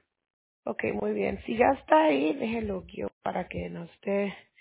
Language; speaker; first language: Spanish; early bilingual, heritage; Spanish